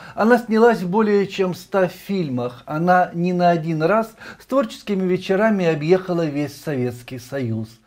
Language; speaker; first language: Russian; native; Russian